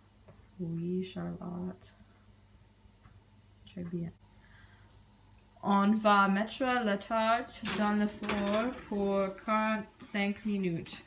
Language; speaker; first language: French; non-native, learner; English